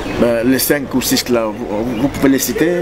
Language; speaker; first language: French; native; French